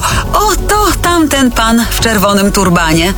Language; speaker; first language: Polish; native; Polish